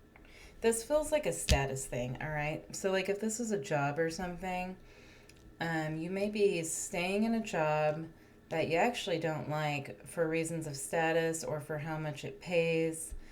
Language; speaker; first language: English; native; English